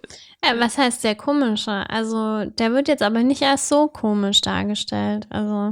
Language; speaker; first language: German; native; German